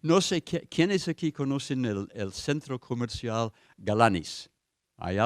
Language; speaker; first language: Spanish; non-native, fluent; English